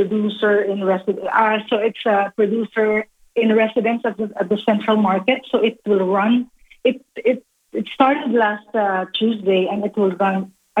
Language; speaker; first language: English; non-native, local second language; Filipino